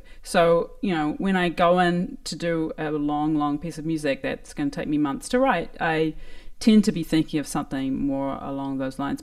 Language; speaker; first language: English; native; English